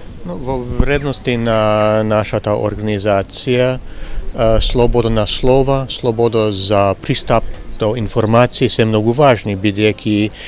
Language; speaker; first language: Macedonian; non-native, fluent; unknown